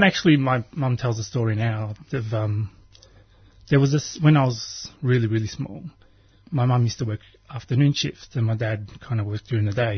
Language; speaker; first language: English; non-native, local second language; Croatian